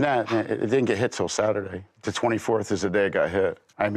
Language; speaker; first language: English; native; English